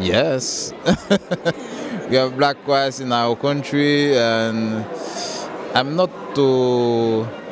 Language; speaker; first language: English; non-native, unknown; Haitian Creole